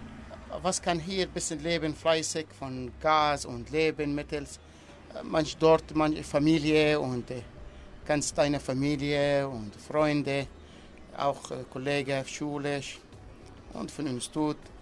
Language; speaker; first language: German; non-native, learner; Arabic